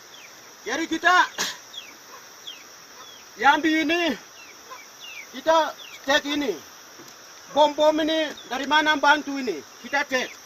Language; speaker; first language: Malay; non-native, local second language; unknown